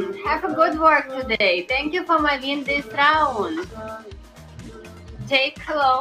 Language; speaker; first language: English; non-native, learner; Russian